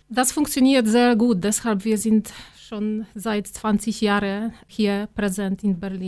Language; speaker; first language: German; non-native, fluent; Polish